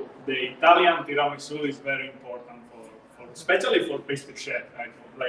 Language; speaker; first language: English; non-native, learner; Italian